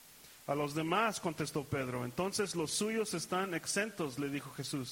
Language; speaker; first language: Spanish; early bilingual, heritage; Spanish